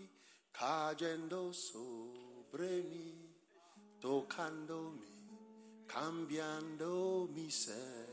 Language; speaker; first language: English; non-native, local second language; Akan